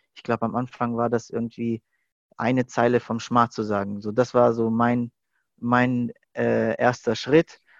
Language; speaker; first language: German; native; German